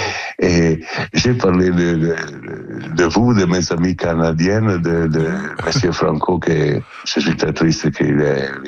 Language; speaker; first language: French; non-native, learner; Italian